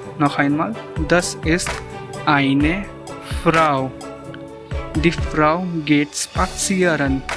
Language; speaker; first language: German; non-native, learner; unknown